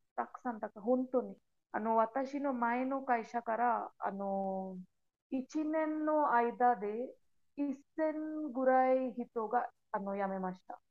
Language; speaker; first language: Japanese; non-native, learner; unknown